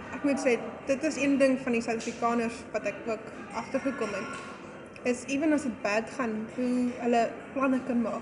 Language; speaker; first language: Afrikaans; native; Afrikaans